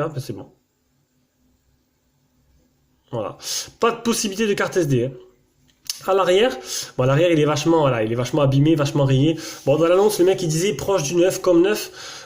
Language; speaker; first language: French; native; French